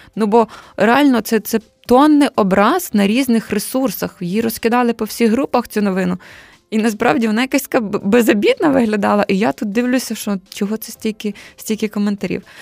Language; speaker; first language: Ukrainian; native; Ukrainian